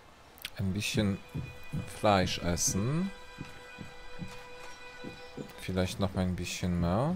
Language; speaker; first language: German; non-native, learner; Polish